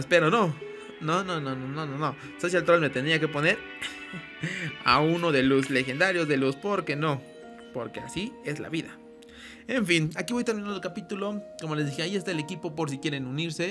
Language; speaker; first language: Spanish; native; Spanish